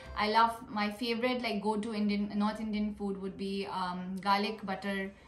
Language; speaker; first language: English; non-native, local second language; Nepali